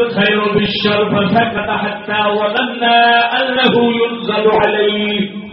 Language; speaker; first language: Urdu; non-native, local second language; Punjabi